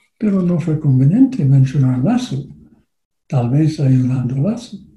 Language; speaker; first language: Spanish; non-native, learner; English